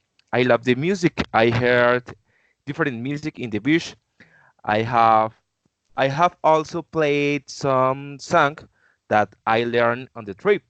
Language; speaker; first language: English; non-native, learner; Spanish